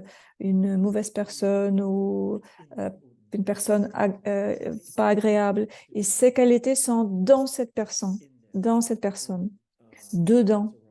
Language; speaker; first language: French; non-native, fluent; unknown